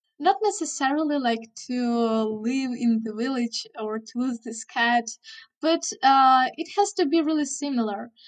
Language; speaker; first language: English; non-native, fluent; Ukrainian